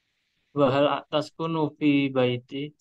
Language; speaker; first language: Arabic; non-native, learner; Indonesian